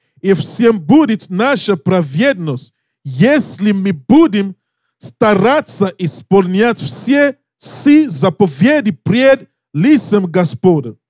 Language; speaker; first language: Russian; non-native, learner; English